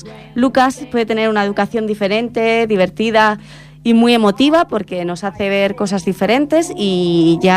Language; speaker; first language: Spanish; native; Spanish